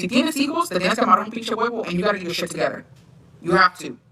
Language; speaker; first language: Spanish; early bilingual, heritage; Spanish